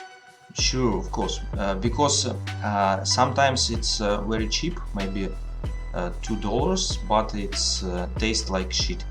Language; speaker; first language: English; non-native, learner; Russian